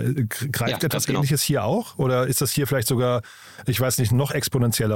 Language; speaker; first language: German; native; German